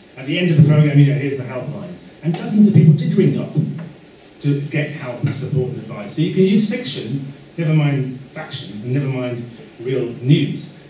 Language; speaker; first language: English; native; English